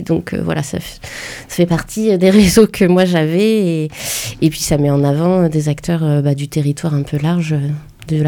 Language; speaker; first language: French; native; French